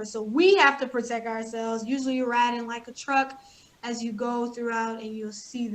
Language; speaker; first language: English; native; English